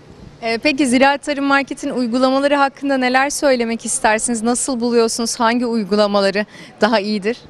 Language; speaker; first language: Turkish; native; Turkish